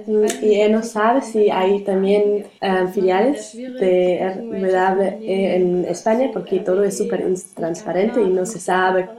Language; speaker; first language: Spanish; non-native, learner; German